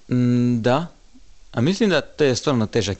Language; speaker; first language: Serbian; non-native, learner; Italian